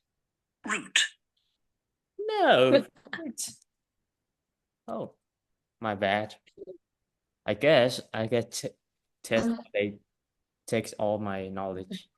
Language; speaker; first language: English; non-native, fluent; Vietnamese